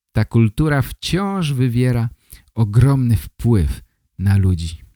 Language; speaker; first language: Polish; native; Polish